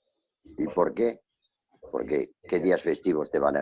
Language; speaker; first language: Spanish; native; Spanish